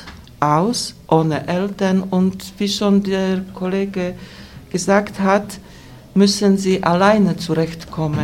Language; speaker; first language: German; non-native, fluent; Slovak